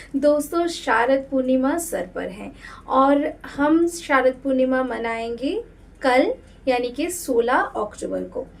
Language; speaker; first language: Hindi; non-native, local second language; Bangla